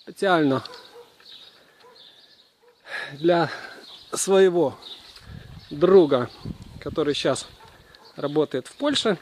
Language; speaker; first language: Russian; non-native, local second language; Ukrainian